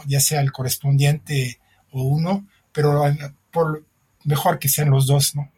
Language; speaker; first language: Spanish; non-native, fluent; French